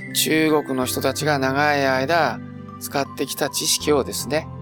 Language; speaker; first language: Japanese; native; Japanese